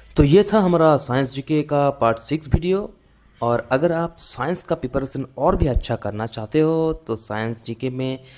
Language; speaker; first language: Hindi; non-native, local second language; Bangla